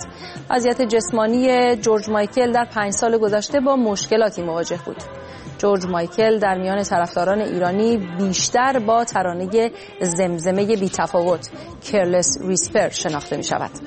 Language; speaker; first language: Persian; native; Persian